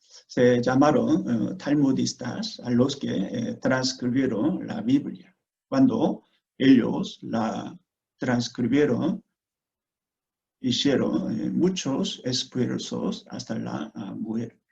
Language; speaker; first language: Spanish; non-native, fluent; Korean